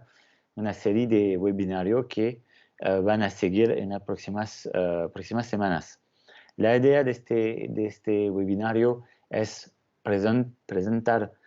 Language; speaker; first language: Spanish; non-native, fluent; French